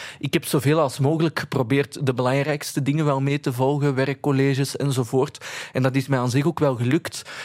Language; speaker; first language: Dutch; early bilingual, other home language; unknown